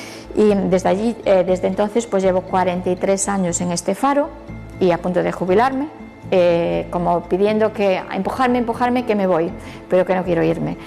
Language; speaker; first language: Spanish; native; Spanish